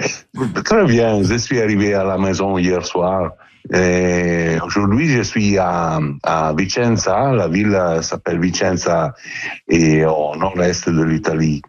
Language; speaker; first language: French; non-native, learner; Italian